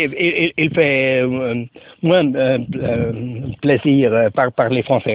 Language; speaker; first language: French; non-native, learner; German